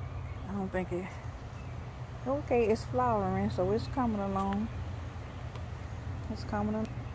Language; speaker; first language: English; native; English